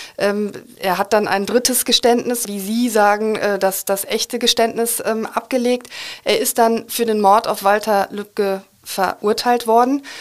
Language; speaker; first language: German; native; German